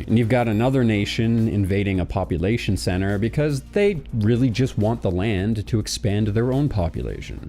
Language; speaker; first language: English; native; English